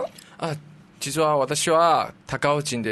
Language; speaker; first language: Japanese; non-native, learner; Chinese